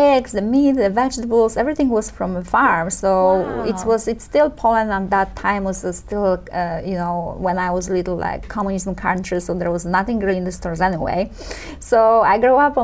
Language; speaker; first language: English; non-native, fluent; Polish